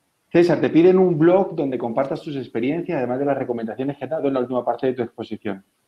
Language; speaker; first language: Spanish; native; Spanish